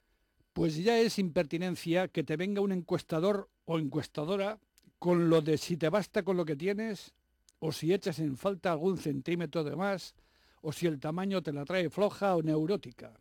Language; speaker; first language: Spanish; native; Spanish